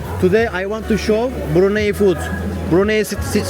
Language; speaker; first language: English; non-native, learner; Turkish